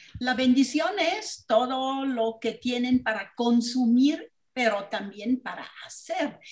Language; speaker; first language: Spanish; non-native, fluent; German